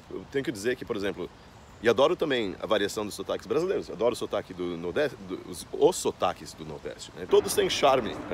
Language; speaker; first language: Portuguese; native; Portuguese